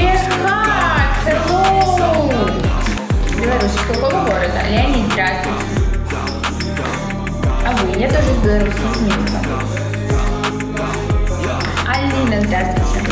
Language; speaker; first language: Russian; native; Russian